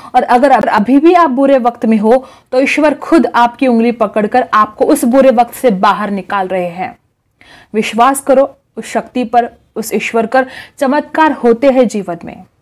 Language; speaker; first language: Hindi; non-native, local second language; Marathi